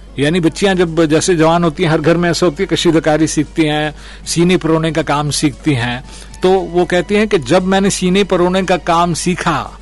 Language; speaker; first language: Urdu; non-native, local second language; Sindhi